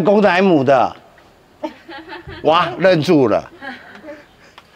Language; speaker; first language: Chinese; native; Chinese